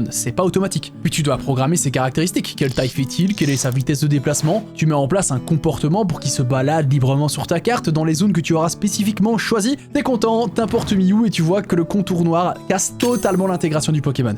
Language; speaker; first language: French; native; French